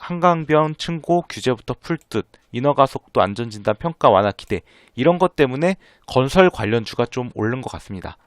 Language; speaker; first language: Korean; native; Korean